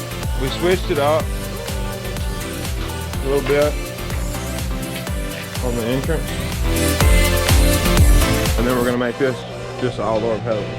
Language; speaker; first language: English; native; English